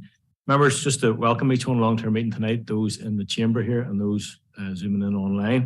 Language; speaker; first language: English; native; English